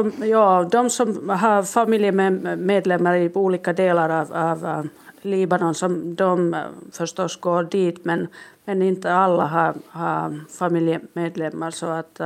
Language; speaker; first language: Swedish; non-native, local second language; Finnish